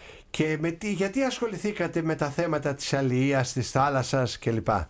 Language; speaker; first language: Greek; native; Greek